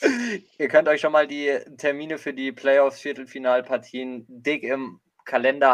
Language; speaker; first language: German; native; German